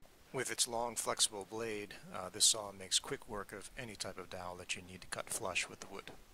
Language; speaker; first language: English; native; English